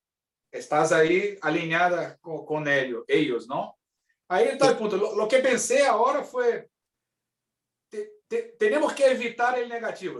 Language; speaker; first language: Spanish; non-native, fluent; Portuguese